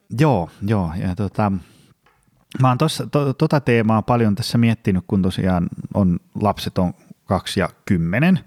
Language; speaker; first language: Finnish; native; Finnish